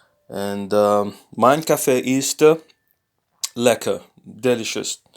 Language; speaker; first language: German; non-native, learner; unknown